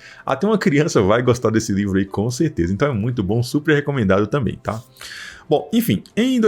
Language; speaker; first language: Portuguese; native; Portuguese